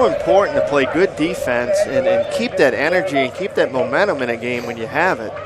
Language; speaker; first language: English; native; English